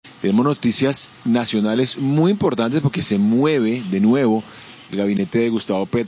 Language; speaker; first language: Spanish; native; Spanish